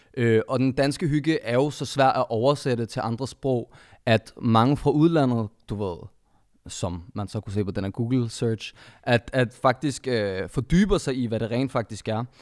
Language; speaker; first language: Danish; early bilingual, other home language; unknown